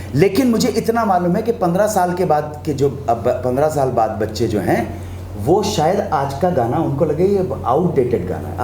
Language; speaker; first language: Hindi; native; Hindi